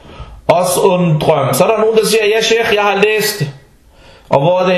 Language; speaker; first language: Danish; non-native, fluent; Arabic